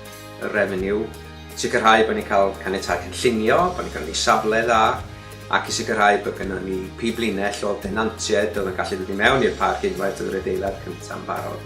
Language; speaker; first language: Welsh; native; Welsh